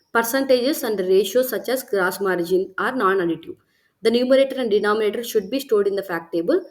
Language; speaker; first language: English; non-native, local second language; Telugu